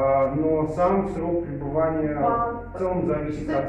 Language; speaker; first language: Russian; native; Russian